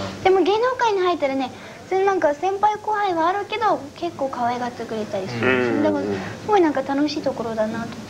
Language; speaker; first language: Japanese; non-native, fluent; English